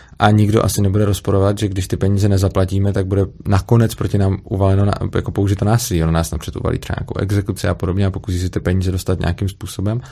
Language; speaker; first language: Czech; native; Czech